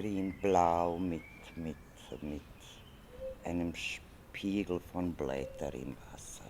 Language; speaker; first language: German; non-native, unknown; Serbian